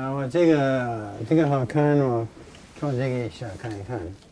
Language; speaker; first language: Chinese; non-native, learner; English